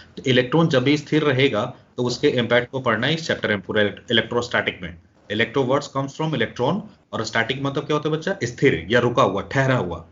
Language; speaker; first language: Hindi; native; Hindi